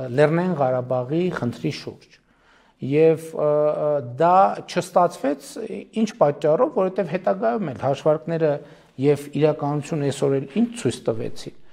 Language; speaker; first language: Armenian; native; Armenian